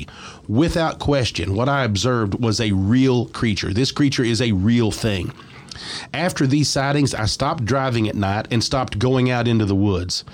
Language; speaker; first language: English; native; English